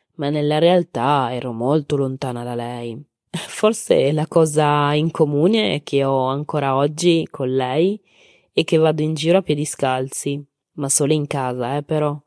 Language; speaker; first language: Italian; native; Italian